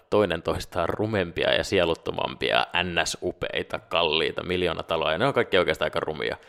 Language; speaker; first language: Finnish; non-native, local second language; Swedish